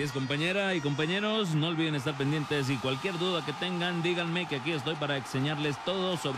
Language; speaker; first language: Spanish; native; Spanish